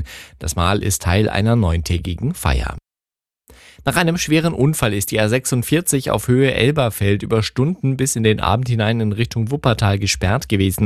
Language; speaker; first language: German; native; German